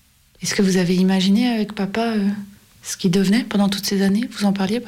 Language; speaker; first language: French; native; French